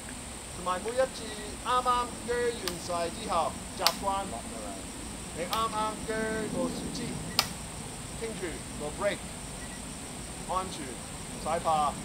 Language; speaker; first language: Cantonese; non-native, learner; English